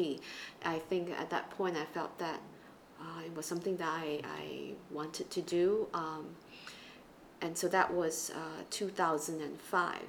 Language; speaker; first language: English; non-native, local second language; Chinese